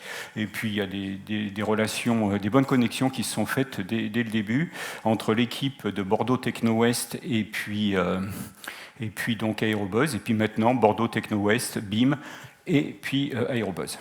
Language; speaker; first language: French; native; French